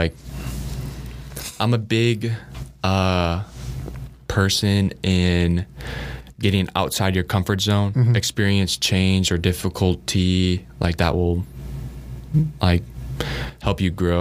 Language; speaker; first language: English; native; English